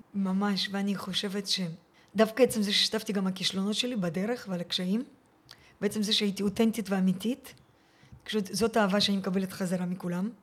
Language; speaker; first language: Hebrew; early bilingual, other home language; Russian